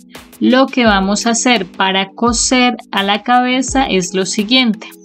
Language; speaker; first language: Spanish; native; Spanish